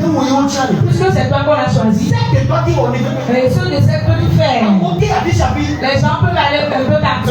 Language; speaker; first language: French; non-native, local second language; Ewe